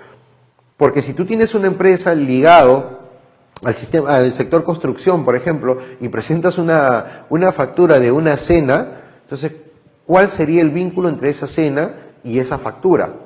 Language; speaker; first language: Spanish; native; Spanish